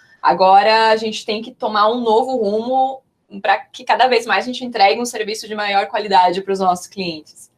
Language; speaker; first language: Portuguese; native; Portuguese